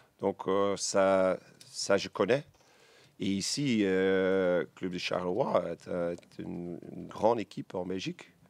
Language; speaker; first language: French; non-native, learner; Dutch